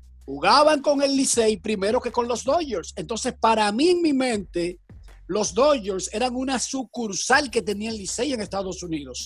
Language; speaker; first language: Spanish; native; Spanish